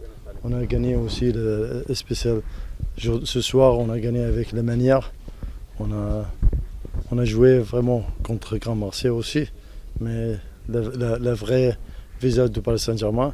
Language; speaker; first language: French; non-native, local second language; Arabic